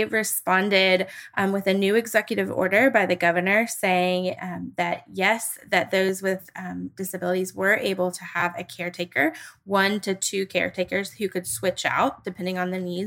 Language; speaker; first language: English; native; English